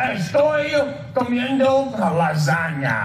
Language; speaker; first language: Spanish; non-native, learner; English